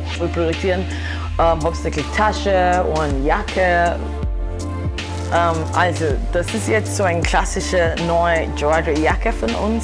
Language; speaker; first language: German; non-native, fluent; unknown